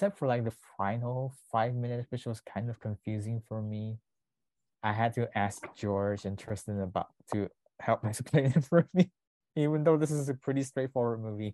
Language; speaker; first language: English; non-native, local second language; Chinese